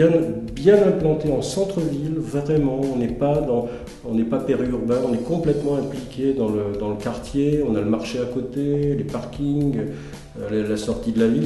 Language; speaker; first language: French; native; French